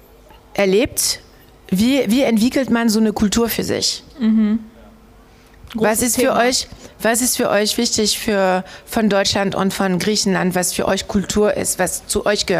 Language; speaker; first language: German; non-native, fluent; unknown